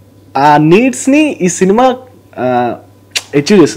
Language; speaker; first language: Telugu; native; Telugu